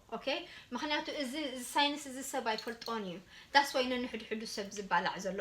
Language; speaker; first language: Tigrinya; early bilingual, heritage; Tigrinya